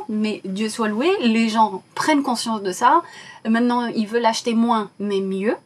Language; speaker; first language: French; non-native, local second language; Arabic